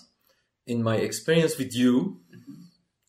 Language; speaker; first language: English; non-native, learner; Persian